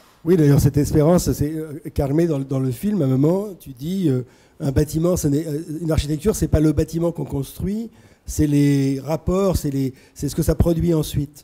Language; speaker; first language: French; native; French